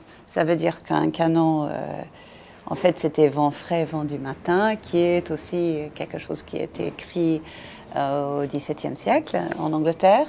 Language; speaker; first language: French; non-native, fluent; English